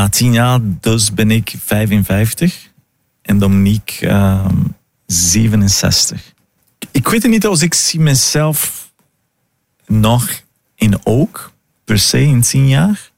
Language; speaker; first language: Dutch; non-native, fluent; Portuguese